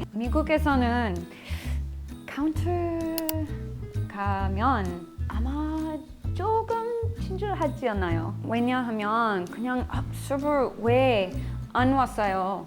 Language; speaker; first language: Korean; non-native, learner; English